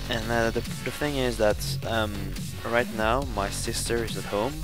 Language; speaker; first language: English; non-native, fluent; Swedish